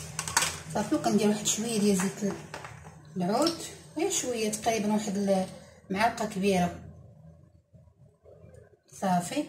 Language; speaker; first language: Arabic; native; Arabic